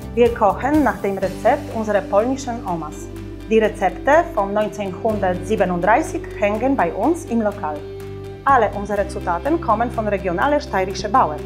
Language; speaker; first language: German; non-native, fluent; Polish